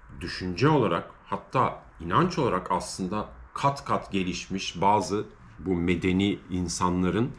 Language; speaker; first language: Turkish; native; Turkish